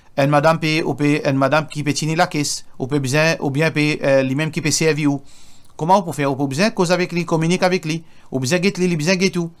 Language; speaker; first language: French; non-native, local second language; Morisyen